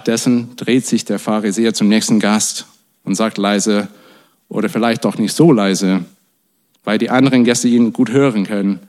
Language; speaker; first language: German; non-native, fluent; English